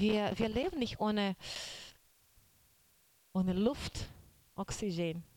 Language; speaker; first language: German; non-native, learner; Portuguese